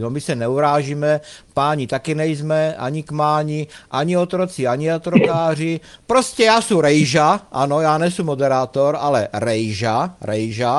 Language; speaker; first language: Czech; native; Czech